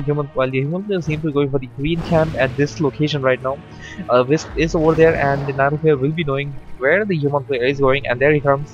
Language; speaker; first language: English; non-native, fluent; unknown